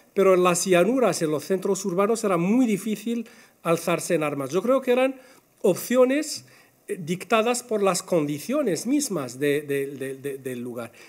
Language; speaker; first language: Spanish; non-native, fluent; Arabic